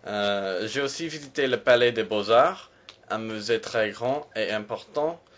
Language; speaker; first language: French; non-native, learner; English